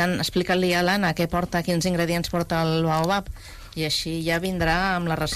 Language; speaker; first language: Catalan; native; Catalan